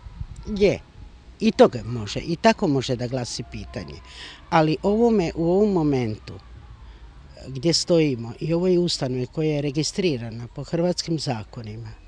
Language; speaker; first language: Croatian; native; Croatian